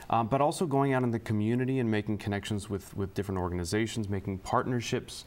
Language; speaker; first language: English; native; English